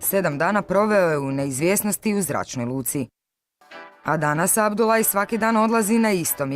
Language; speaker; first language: Croatian; native; Croatian